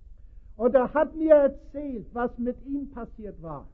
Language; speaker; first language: German; non-native, fluent; English